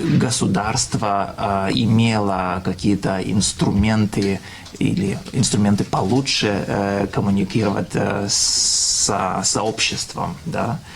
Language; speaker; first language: Russian; non-native, fluent; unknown